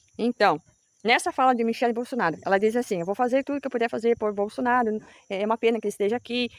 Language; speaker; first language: Portuguese; native; Portuguese